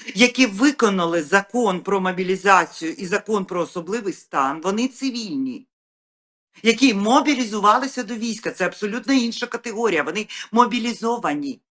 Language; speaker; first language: Ukrainian; native; Ukrainian